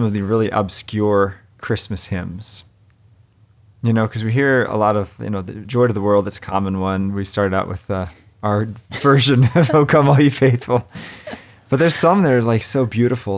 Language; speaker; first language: English; native; English